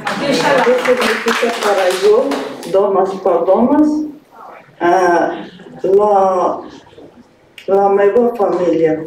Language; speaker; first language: Catalan; non-native, learner; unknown